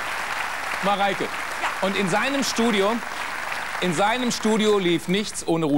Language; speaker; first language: German; native; German